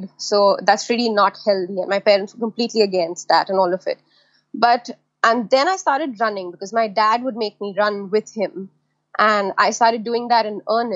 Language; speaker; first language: English; non-native, local second language; Hindi